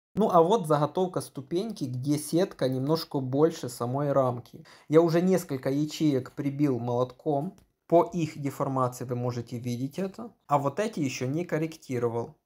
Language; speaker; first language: Russian; non-native, local second language; Ukrainian